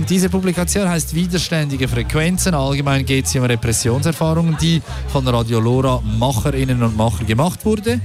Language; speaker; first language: German; native; German